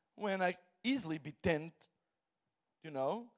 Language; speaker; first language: English; non-native, fluent; Portuguese